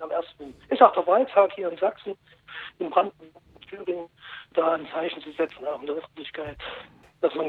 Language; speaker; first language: German; native; German